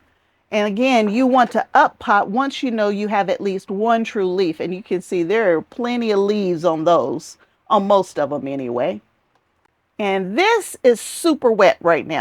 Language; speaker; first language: English; native; English